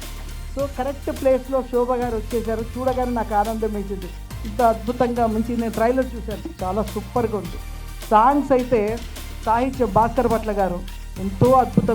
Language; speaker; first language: Telugu; native; Telugu